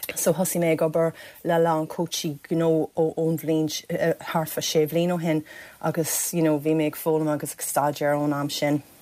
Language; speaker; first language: Irish; non-native, local second language; English